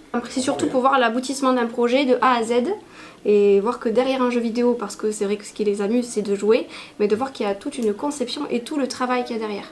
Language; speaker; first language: French; native; French